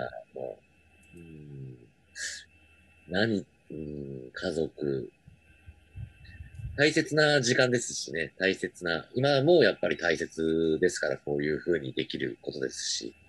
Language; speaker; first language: Japanese; native; Japanese